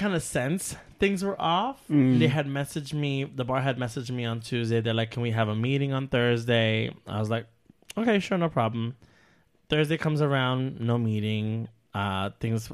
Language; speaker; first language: English; native; English